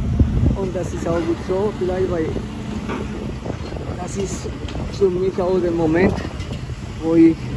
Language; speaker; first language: German; non-native, fluent; Spanish